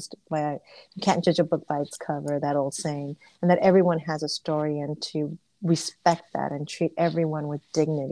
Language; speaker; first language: English; early bilingual, other home language; Korean